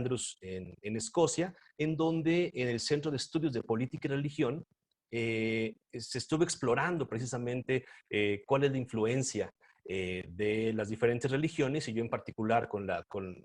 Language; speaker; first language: Spanish; native; Spanish